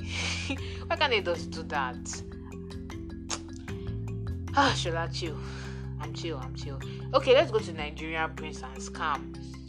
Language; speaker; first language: English; non-native, local second language; Yoruba